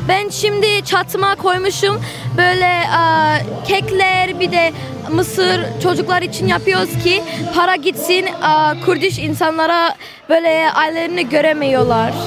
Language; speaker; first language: Turkish; early bilingual, heritage; Turkish